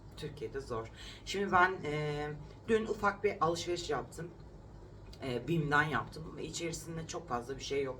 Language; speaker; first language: Turkish; native; Turkish